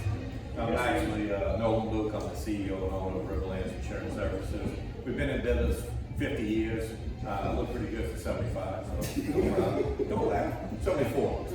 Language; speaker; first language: English; native; English